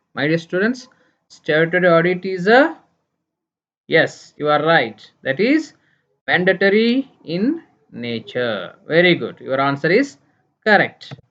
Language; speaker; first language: English; non-native, local second language; Kannada